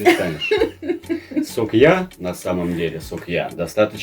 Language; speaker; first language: Russian; native; Russian